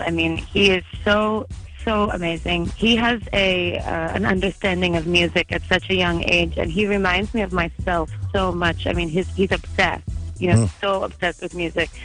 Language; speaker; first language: English; native; English